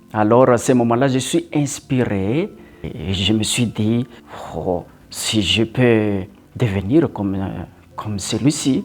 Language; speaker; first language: French; non-native, local second language; Malagasy